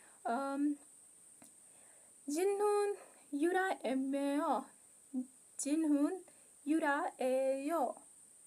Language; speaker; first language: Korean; non-native, learner; Hindi